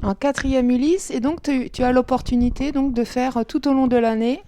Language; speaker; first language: French; native; French